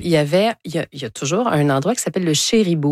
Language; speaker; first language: French; native; French